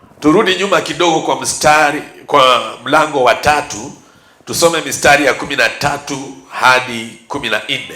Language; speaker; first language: Swahili; non-native, local second language; Luyia